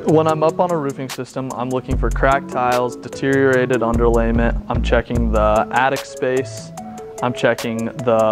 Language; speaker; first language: English; native; English